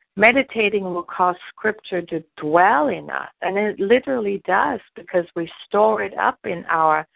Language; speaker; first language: English; non-native, fluent; German